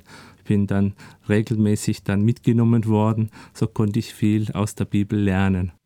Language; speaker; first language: German; early bilingual, other home language; Turkish